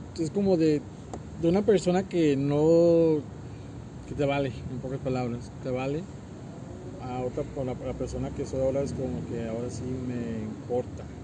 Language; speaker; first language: Spanish; early bilingual, heritage; Spanish